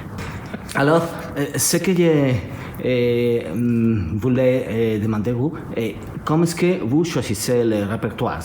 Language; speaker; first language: French; non-native, learner; Spanish